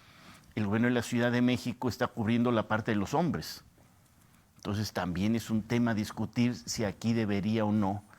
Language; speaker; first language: Spanish; native; Spanish